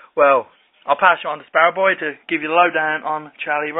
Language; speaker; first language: English; native; English